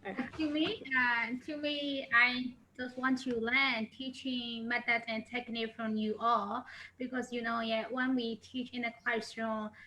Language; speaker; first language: English; non-native, learner; Burmese